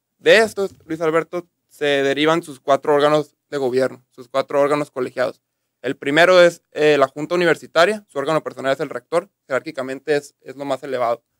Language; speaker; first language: Spanish; native; Spanish